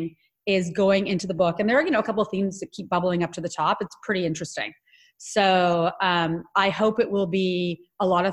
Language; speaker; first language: English; native; English